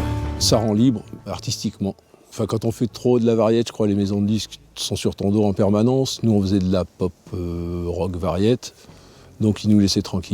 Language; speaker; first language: French; native; French